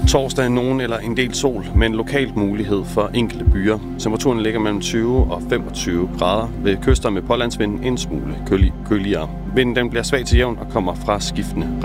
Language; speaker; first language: Danish; native; Danish